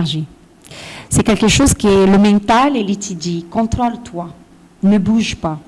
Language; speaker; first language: French; non-native, fluent; Portuguese